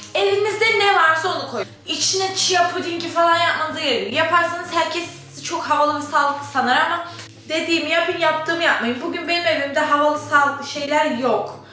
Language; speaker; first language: Turkish; native; Turkish